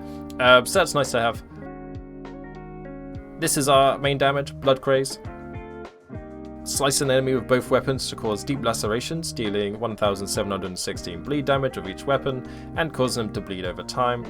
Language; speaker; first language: English; native; English